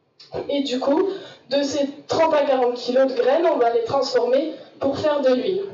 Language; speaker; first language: French; native; French